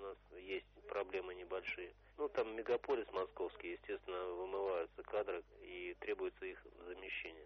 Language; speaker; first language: Russian; native; Russian